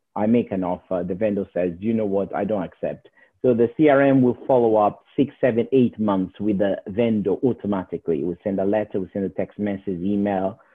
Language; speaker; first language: English; non-native, learner; Portuguese